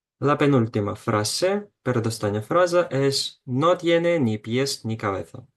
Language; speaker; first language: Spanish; non-native, fluent; Ukrainian